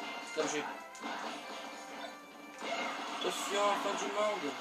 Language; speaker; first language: French; native; French